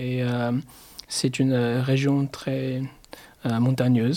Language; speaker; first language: French; non-native, fluent; Chinese